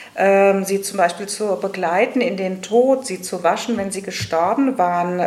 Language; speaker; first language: German; native; German